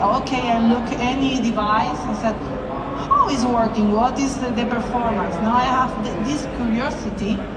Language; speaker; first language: English; non-native, learner; Spanish